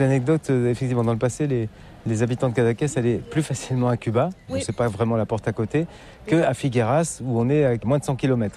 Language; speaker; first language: French; native; French